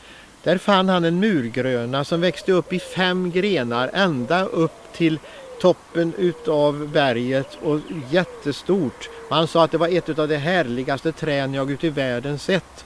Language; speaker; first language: Swedish; native; Swedish